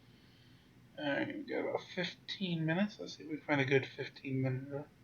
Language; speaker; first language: English; native; English